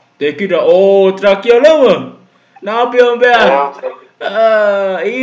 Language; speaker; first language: Turkish; non-native, learner; Indonesian